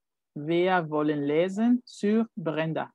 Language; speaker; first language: German; non-native, fluent; Spanish